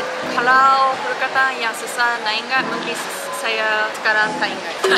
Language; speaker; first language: Malay; non-native, fluent; Japanese